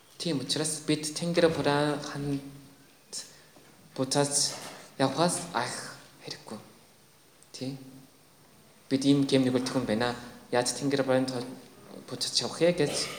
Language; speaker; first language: Mongolian; non-native, fluent; Korean